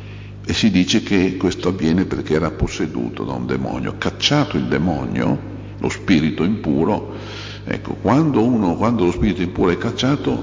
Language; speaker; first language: Italian; native; Italian